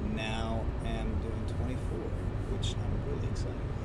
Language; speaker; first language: English; non-native, fluent; Arabic